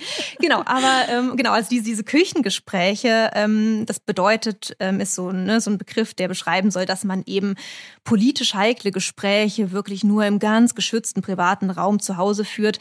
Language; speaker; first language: German; native; German